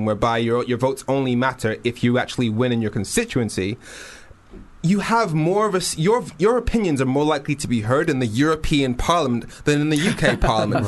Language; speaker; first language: English; native; English